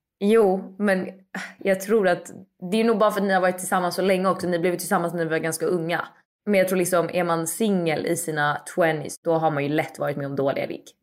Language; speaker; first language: Swedish; native; Swedish